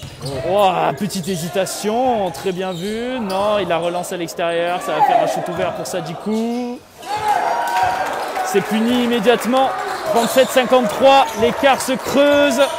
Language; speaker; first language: French; native; French